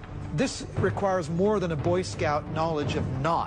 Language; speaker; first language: English; native; English